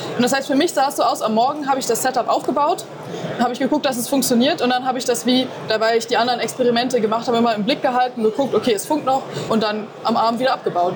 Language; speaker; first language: German; native; German